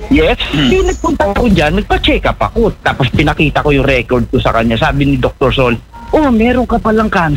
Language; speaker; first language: Filipino; non-native, local second language; Hiligaynon